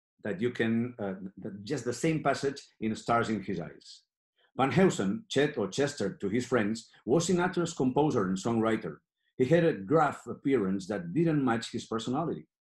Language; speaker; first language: English; non-native, fluent; Catalan